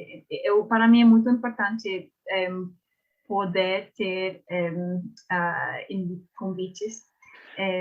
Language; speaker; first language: Portuguese; non-native, learner; English